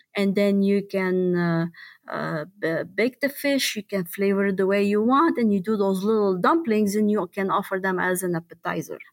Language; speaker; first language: English; non-native, fluent; Arabic